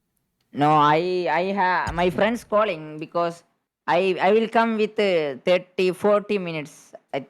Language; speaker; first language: English; non-native, learner; Malayalam